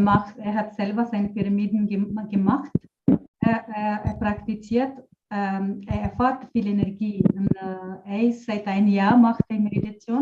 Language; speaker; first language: German; non-native, fluent; Telugu